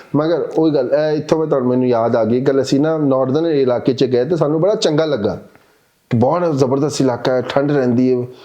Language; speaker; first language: Punjabi; non-native, local second language; Urdu